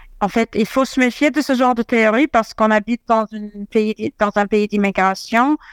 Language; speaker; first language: French; non-native, fluent; Arabic